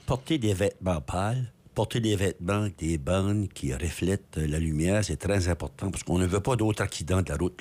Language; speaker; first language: French; native; French